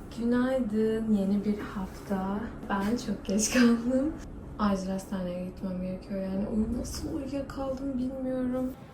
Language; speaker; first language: Turkish; early bilingual, heritage; Turkish